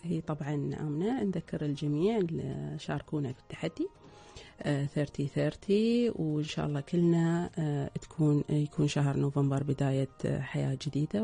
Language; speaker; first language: Arabic; native; Arabic